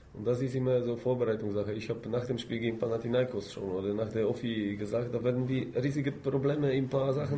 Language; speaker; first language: German; non-native, fluent; Polish